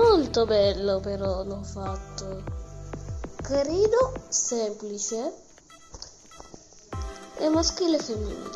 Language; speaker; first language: Italian; early bilingual, other home language; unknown